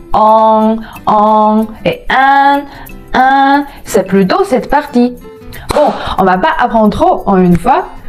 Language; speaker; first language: French; non-native, fluent; Chinese